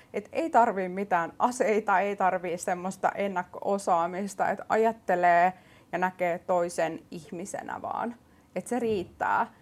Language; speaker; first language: Finnish; early bilingual, other home language; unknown